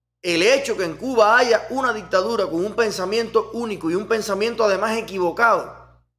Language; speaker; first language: Spanish; native; Spanish